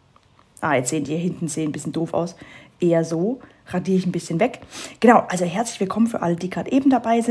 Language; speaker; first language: German; native; German